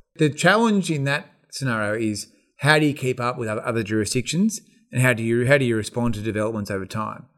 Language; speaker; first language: English; native; English